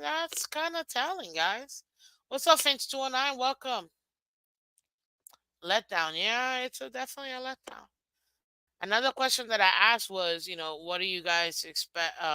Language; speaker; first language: English; native; English